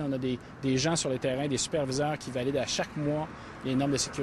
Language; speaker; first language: French; native; French